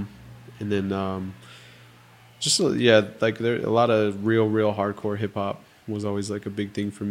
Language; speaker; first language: English; native; English